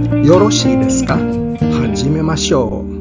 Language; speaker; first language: Japanese; non-native, fluent; Filipino